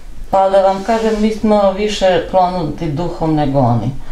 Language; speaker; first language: Serbian; non-native, fluent; Armenian